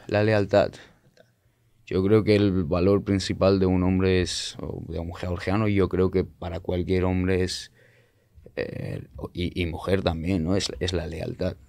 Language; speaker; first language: Spanish; non-native, fluent; Georgian